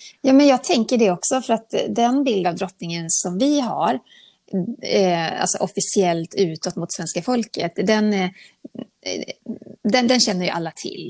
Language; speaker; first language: Swedish; native; Swedish